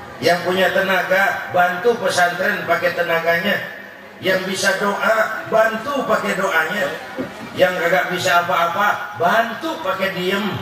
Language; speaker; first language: Indonesian; native; Indonesian